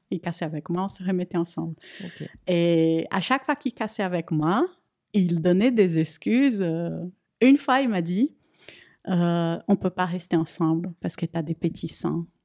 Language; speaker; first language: French; non-native, fluent; Portuguese